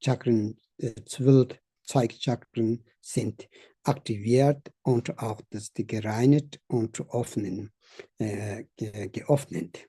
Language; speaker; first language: German; non-native, learner; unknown